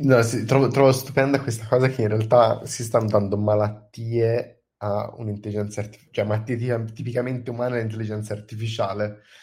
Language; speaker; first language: Italian; native; Italian